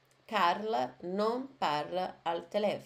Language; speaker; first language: Italian; non-native, fluent; Portuguese